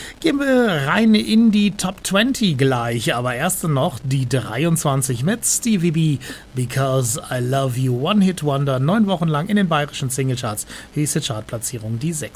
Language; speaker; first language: German; native; German